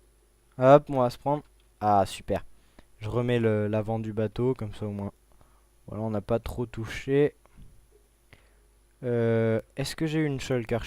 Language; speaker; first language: French; native; French